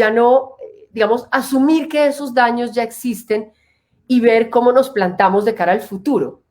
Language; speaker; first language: Spanish; native; Spanish